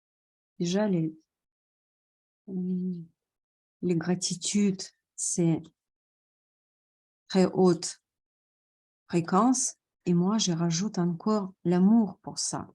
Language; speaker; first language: French; non-native, fluent; Russian